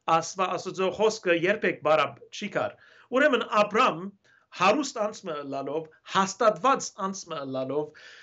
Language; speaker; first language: Armenian; early bilingual, heritage; Armenian